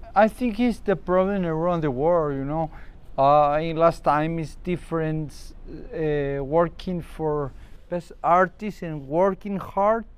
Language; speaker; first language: English; non-native, learner; Spanish